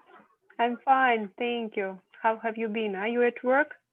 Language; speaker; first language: English; non-native, fluent; Russian